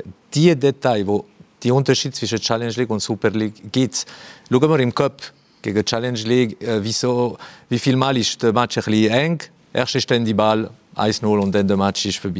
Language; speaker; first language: German; non-native, fluent; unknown